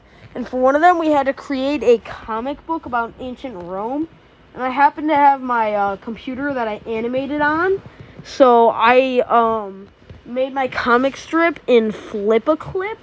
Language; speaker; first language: English; native; English